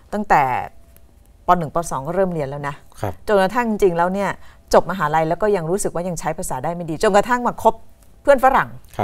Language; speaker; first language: Thai; native; Thai